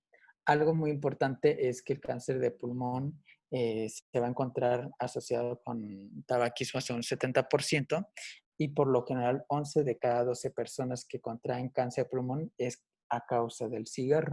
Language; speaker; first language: Spanish; native; Spanish